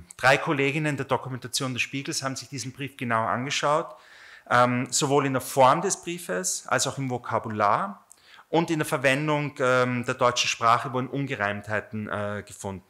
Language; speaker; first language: German; native; German